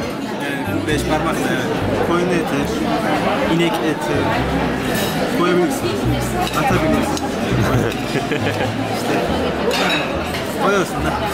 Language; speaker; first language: Turkish; non-native, learner; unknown